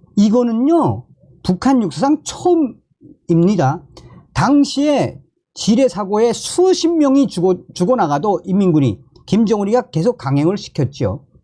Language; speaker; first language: Korean; native; Korean